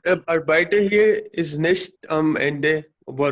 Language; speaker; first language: German; non-native, learner; Hindi